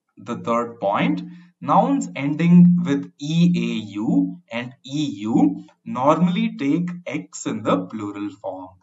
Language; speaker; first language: English; non-native, local second language; Tamil